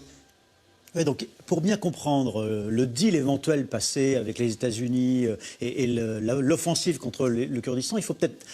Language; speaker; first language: French; native; French